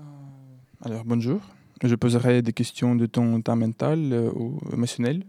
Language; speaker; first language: French; non-native, learner; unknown